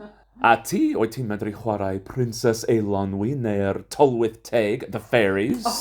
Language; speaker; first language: Welsh; non-native, fluent; English